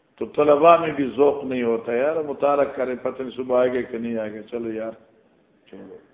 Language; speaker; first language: Urdu; non-native, local second language; Northern Hindko